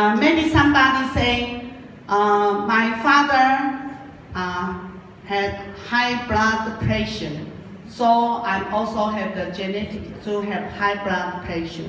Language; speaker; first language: English; non-native, learner; Japanese